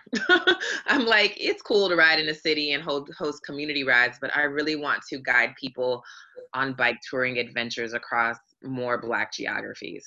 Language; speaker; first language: English; native; English